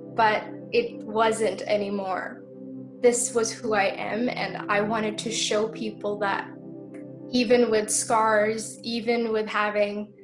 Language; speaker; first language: English; native; English